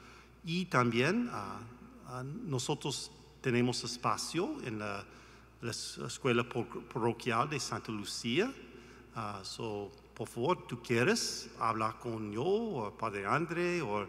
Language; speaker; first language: Spanish; non-native, learner; English